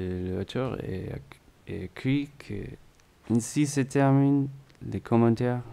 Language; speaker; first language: French; non-native, learner; English